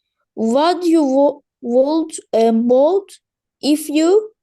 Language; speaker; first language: English; non-native, learner; Turkish